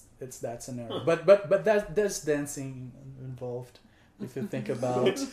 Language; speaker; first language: English; non-native, fluent; Portuguese